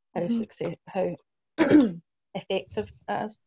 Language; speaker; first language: English; native; English